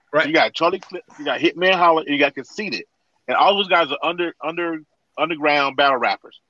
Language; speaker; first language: English; native; English